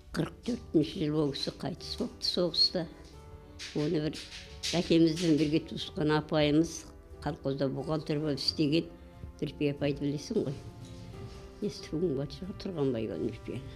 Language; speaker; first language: Kazakh; native; Kazakh